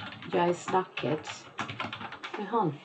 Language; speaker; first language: Norwegian; non-native, fluent; Portuguese